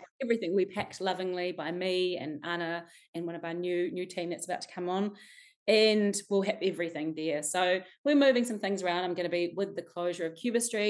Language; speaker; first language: English; native; English